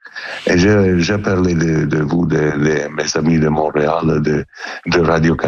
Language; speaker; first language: French; non-native, learner; Italian